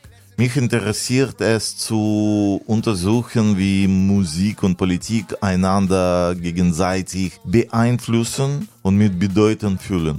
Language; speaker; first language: German; non-native, fluent; Russian